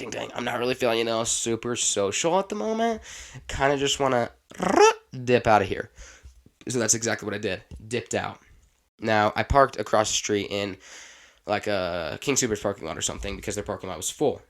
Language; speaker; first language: English; native; English